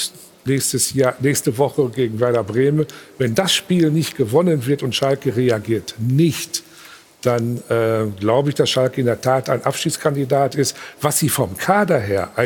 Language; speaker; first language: German; native; German